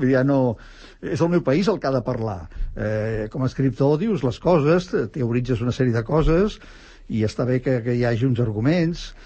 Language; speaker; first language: Catalan; native; Catalan